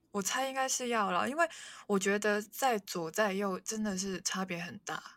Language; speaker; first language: Chinese; non-native, local second language; Cantonese